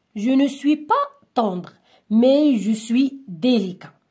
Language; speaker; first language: French; non-native, local second language; Arabic